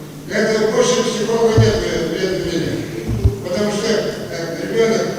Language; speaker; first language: Russian; non-native, local second language; Kazakh